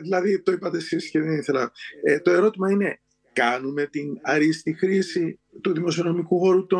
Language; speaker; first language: Greek; native; Greek